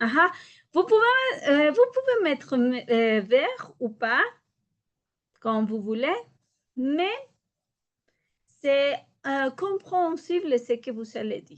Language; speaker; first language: French; non-native, learner; Spanish